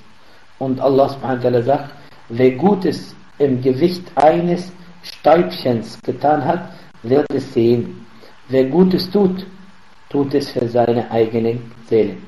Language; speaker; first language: German; non-native, fluent; Arabic